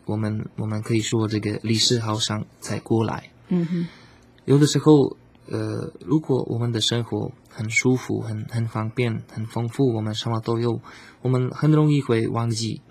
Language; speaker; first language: Chinese; non-native, learner; Slovak